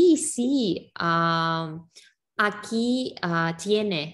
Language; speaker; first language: Spanish; non-native, learner; English